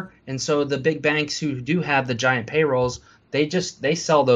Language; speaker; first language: English; native; English